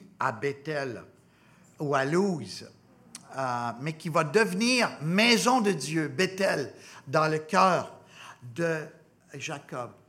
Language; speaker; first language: French; native; French